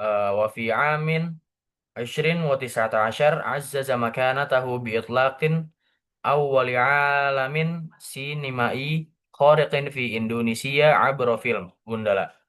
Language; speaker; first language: Arabic; non-native, learner; Indonesian